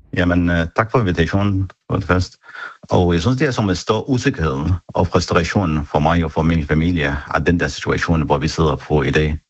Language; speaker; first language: Danish; non-native, fluent; Arabic